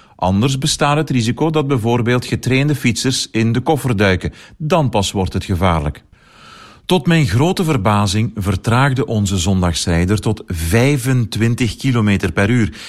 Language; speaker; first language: Dutch; native; Dutch